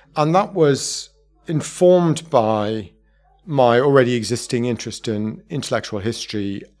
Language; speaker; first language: English; native; English